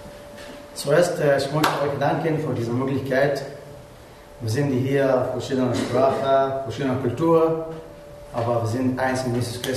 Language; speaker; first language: German; non-native, learner; Arabic